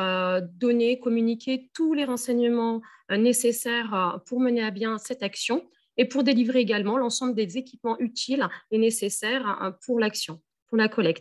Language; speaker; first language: French; native; French